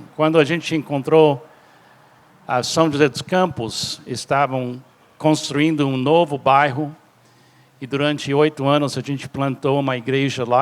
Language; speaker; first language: Portuguese; non-native, fluent; English